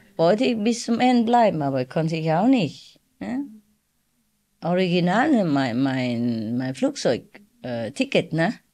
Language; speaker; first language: German; non-native, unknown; Vietnamese